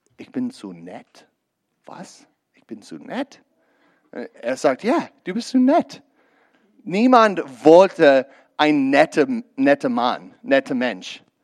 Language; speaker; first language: German; non-native, learner; English